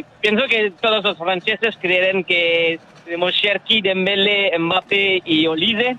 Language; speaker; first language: Spanish; non-native, learner; French